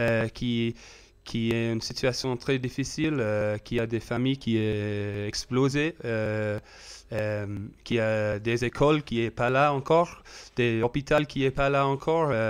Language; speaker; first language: French; non-native, learner; English